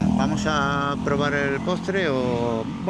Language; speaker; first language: Spanish; native; Spanish